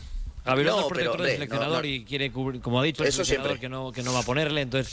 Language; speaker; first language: Spanish; native; Spanish